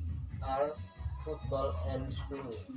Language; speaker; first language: English; non-native, learner; Indonesian